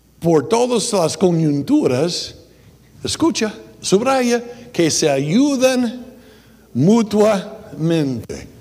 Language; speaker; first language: Spanish; non-native, fluent; English